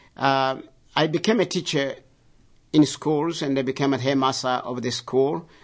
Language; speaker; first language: English; non-native, local second language; Kinyarwanda